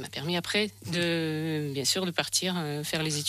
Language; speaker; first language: French; non-native, fluent; Russian